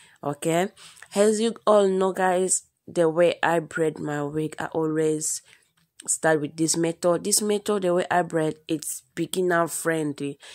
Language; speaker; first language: English; non-native, learner; Lingala